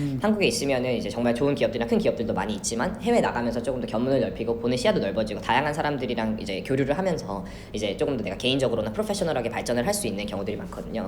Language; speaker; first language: Korean; early bilingual, heritage; Korean